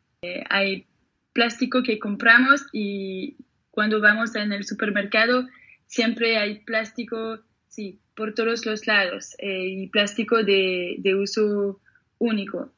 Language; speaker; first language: Spanish; non-native, fluent; French